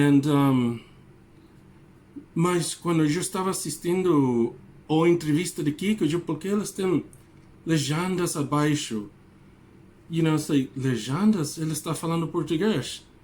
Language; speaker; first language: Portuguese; non-native, learner; English